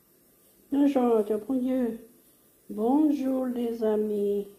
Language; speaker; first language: French; non-native, learner; Hmong